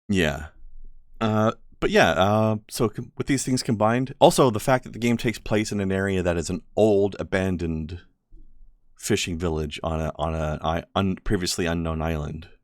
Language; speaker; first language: English; native; English